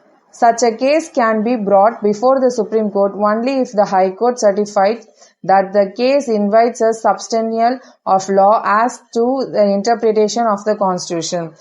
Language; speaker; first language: English; non-native, local second language; Tamil